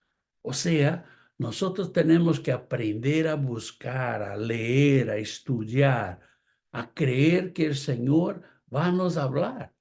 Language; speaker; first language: Spanish; non-native, fluent; Portuguese